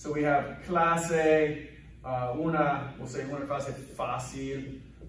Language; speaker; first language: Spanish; non-native, fluent; English